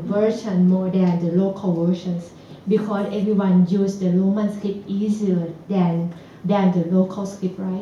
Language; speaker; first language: English; non-native, fluent; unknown